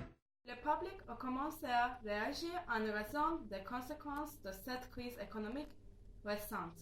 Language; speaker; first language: French; non-native, learner; Turkish